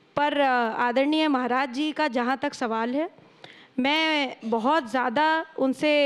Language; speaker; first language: Hindi; native; Hindi